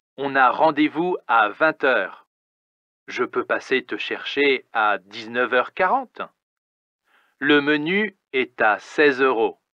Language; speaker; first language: French; native; French